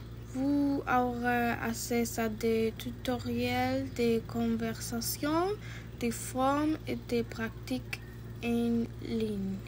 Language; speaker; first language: French; non-native, learner; Spanish